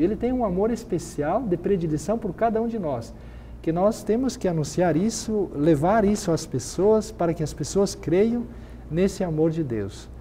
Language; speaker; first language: Portuguese; native; Portuguese